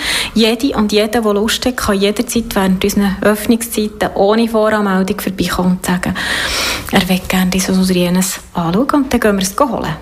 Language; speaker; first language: German; native; German